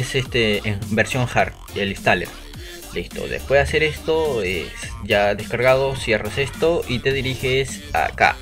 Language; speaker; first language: Spanish; native; Spanish